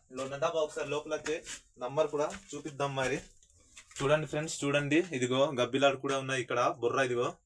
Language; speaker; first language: Telugu; non-native, local second language; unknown